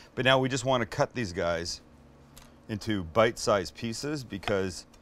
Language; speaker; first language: English; native; English